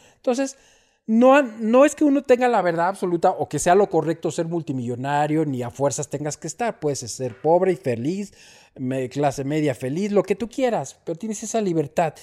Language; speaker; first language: Spanish; native; Spanish